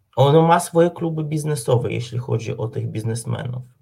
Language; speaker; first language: Polish; non-native, fluent; Ukrainian